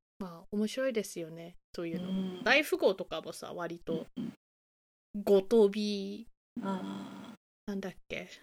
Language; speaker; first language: Japanese; native; Japanese